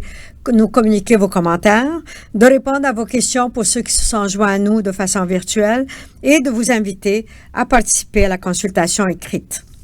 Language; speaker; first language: French; native; French